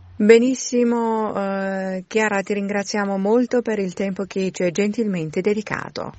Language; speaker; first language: Italian; non-native, fluent; Persian